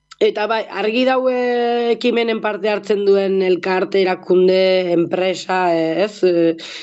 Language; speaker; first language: Basque; native; Basque